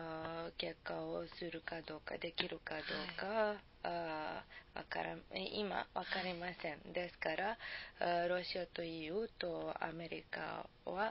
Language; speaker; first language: Japanese; non-native, learner; Serbian